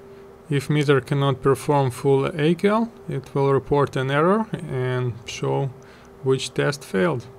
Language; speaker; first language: English; non-native, fluent; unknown